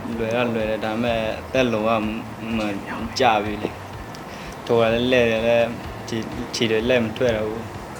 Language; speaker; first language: Burmese; non-native, local second language; Karen languages